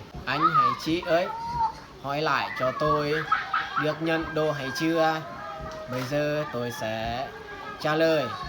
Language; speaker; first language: Vietnamese; non-native, fluent; Lao